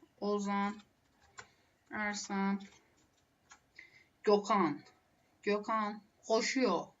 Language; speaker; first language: Turkish; native; Turkish